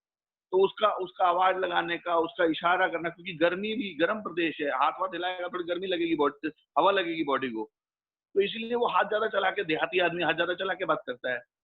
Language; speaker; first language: Hindi; native; Hindi